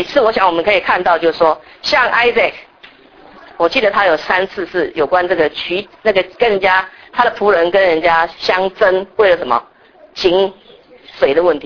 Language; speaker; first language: Chinese; native; Chinese